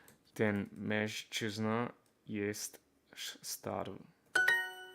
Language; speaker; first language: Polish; non-native, learner; English